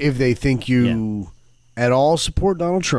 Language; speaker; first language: English; native; English